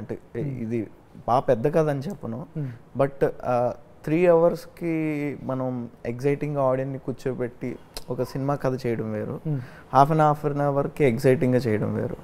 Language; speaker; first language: Telugu; native; Telugu